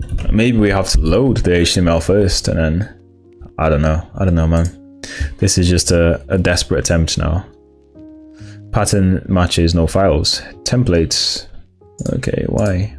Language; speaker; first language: English; non-native, fluent; Portuguese